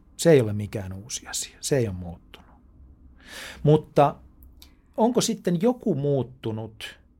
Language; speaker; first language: Finnish; native; Finnish